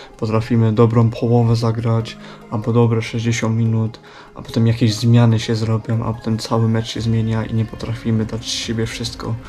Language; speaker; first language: Polish; early bilingual, heritage; Polish